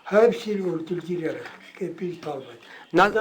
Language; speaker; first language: Turkish; non-native, local second language; Kurdish